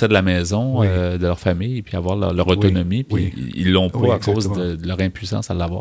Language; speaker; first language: French; native; French